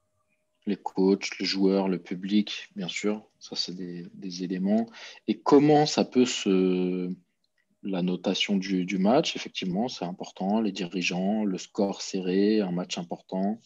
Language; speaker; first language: French; native; French